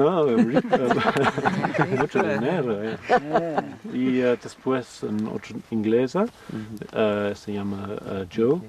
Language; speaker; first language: Spanish; non-native, learner; English